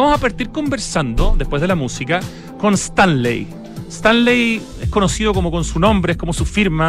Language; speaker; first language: Spanish; native; Spanish